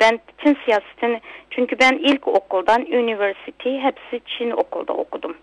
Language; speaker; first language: Turkish; non-native, local second language; Uyghur